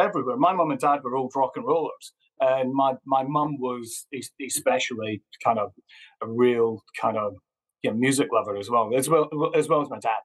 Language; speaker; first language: English; native; English